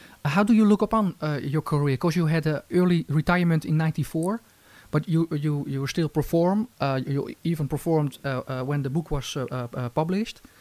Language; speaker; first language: English; non-native, fluent; Dutch